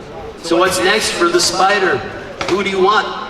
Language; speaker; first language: English; native; English